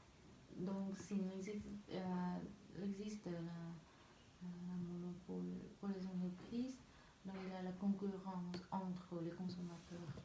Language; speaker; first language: French; non-native, learner; Vietnamese